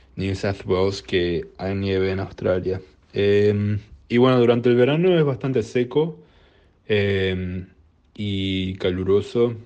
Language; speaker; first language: Spanish; native; Spanish